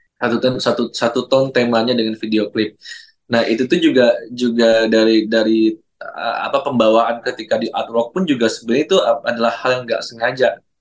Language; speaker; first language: Indonesian; non-native, local second language; Minangkabau